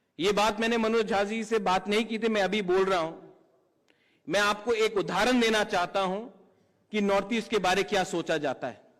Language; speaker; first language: Hindi; non-native, local second language; Kok Borok